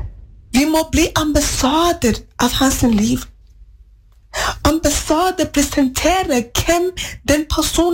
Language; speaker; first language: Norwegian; non-native, fluent; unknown